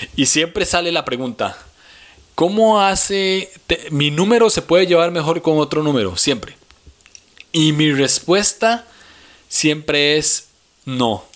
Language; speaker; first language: Spanish; native; Spanish